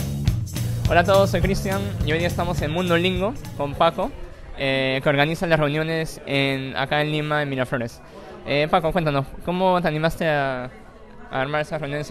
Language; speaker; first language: Spanish; native; Spanish